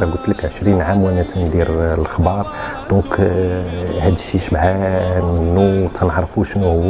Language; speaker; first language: Arabic; native; Arabic